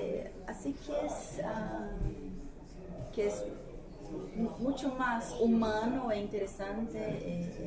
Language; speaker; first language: Spanish; non-native, fluent; Portuguese